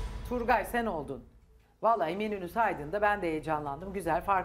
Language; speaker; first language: Turkish; native; Turkish